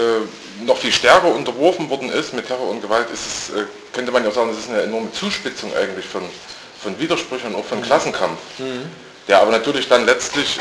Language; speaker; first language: German; native; German